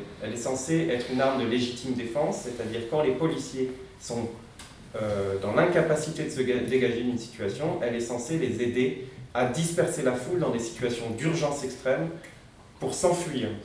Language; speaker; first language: French; native; French